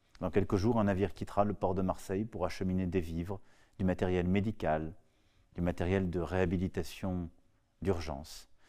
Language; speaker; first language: French; native; French